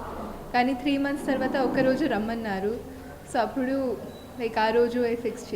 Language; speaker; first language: Telugu; non-native, local second language; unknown